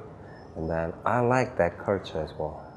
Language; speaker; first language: English; non-native, fluent; Korean